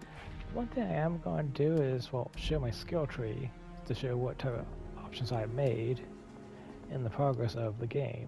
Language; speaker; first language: English; native; English